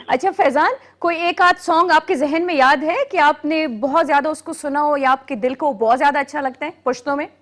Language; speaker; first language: Urdu; non-native, local second language; Pashto